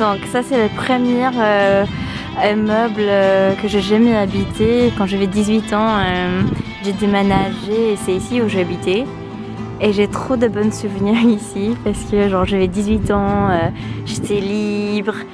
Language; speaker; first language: French; non-native, fluent; English